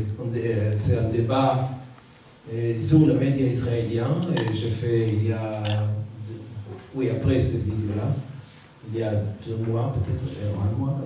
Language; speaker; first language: French; non-native, learner; Hebrew